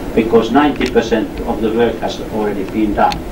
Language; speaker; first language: English; non-native, fluent; Finnish